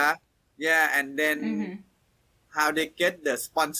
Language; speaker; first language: English; non-native, learner; Thai